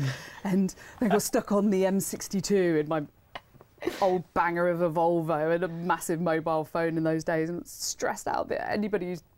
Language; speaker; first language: English; native; English